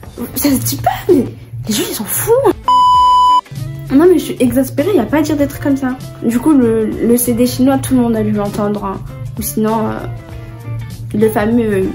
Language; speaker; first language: French; native; French